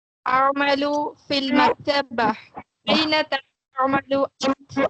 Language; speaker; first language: Arabic; non-native, learner; Tamil